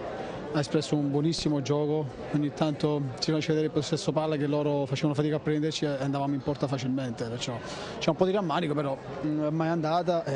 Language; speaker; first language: Italian; native; Italian